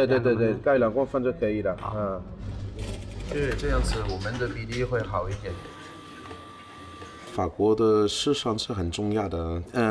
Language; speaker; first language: Chinese; non-native, fluent; French